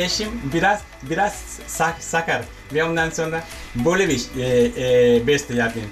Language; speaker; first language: Turkish; non-native, learner; English